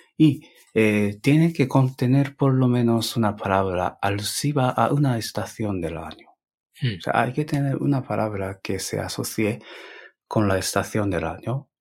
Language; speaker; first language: Spanish; non-native, fluent; Japanese